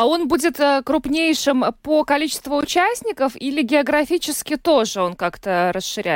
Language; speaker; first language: Russian; native; Russian